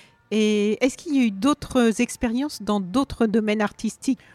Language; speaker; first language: French; native; French